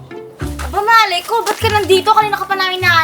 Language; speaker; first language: Filipino; native; Filipino